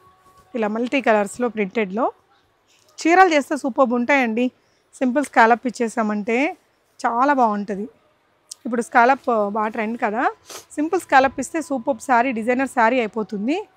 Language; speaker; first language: Telugu; native; Telugu